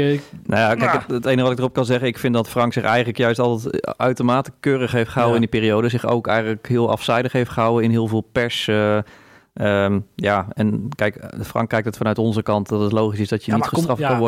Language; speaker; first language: Dutch; native; Dutch